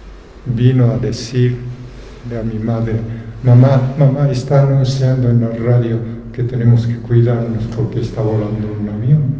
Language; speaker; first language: Spanish; non-native, fluent; Japanese